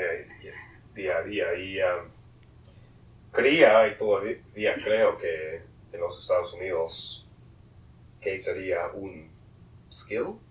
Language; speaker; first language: Spanish; non-native, learner; English